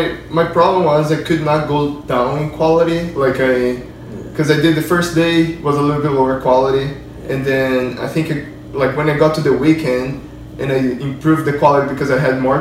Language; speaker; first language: English; non-native, fluent; Portuguese